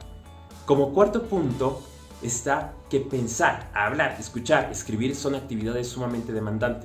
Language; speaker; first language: Spanish; native; Spanish